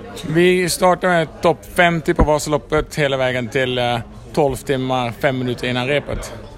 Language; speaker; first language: Swedish; non-native, fluent; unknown